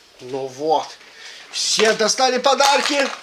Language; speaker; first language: Russian; early bilingual, heritage; Russian